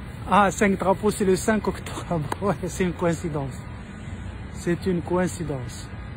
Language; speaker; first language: French; non-native, local second language; Arabic